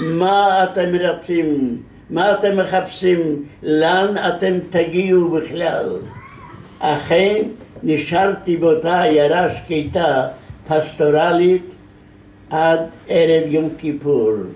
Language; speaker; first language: Hebrew; non-native, fluent; Yiddish